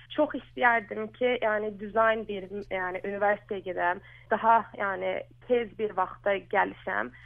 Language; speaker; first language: Azerbaijani; early bilingual, heritage; Azerbaijani